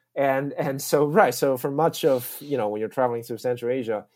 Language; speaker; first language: English; early bilingual, other home language; Chinese